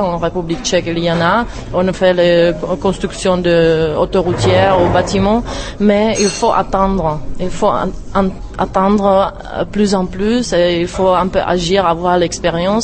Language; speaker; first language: French; non-native, fluent; Czech